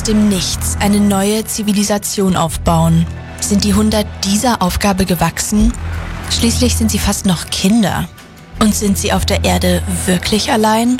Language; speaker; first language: German; native; German